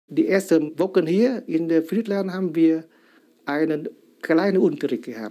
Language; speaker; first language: German; non-native, learner; Vietnamese